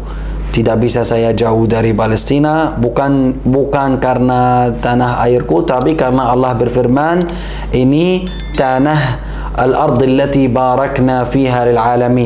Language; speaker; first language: Indonesian; non-native, learner; Arabic